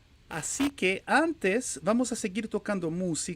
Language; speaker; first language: Spanish; non-native, fluent; Portuguese